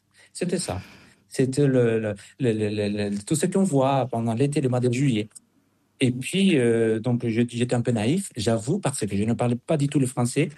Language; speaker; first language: French; non-native, fluent; Spanish